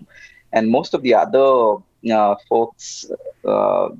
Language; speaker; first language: English; non-native, local second language; Telugu